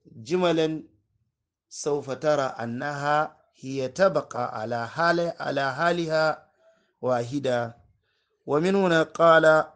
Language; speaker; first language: Arabic; non-native, fluent; Hausa